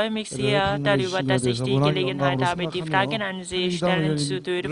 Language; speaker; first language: German; non-native, fluent; Korean